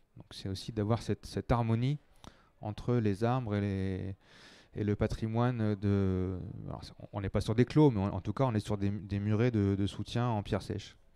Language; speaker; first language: French; native; French